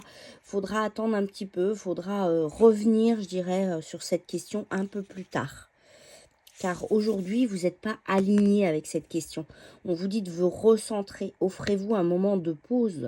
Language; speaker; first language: French; native; French